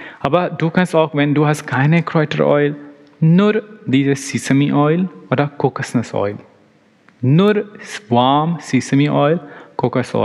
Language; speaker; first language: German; non-native, learner; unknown